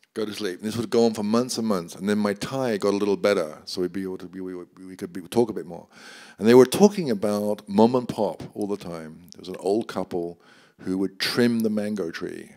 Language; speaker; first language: English; native; English